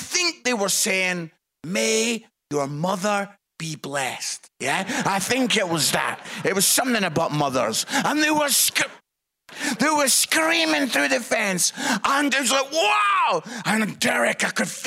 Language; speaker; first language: English; native; English